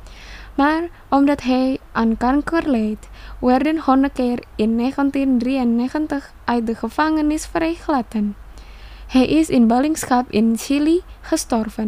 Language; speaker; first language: Dutch; non-native, fluent; Indonesian